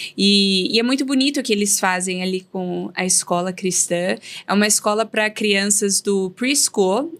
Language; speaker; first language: Portuguese; native; Portuguese